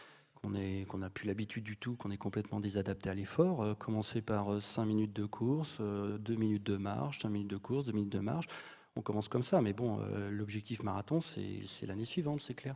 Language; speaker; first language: French; native; French